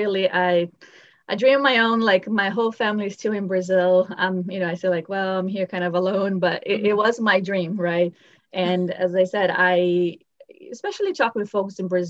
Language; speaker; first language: English; non-native, fluent; Portuguese